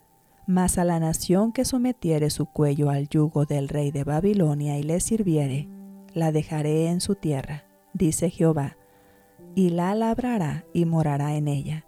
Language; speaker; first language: Spanish; native; Spanish